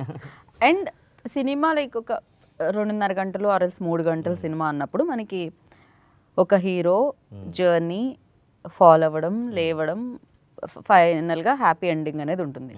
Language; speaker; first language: Telugu; native; Telugu